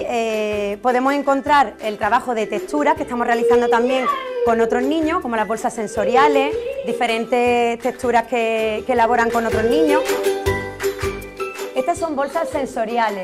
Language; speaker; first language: Spanish; native; Spanish